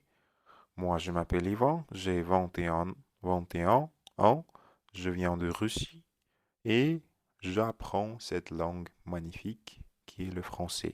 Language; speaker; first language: French; non-native, learner; Russian